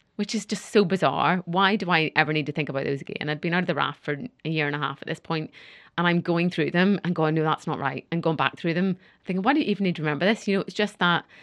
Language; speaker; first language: English; native; English